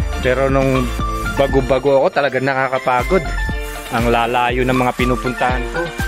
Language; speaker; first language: Filipino; non-native, local second language; Pampanga